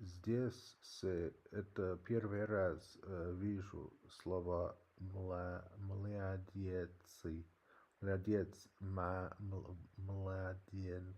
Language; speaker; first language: Russian; non-native, learner; English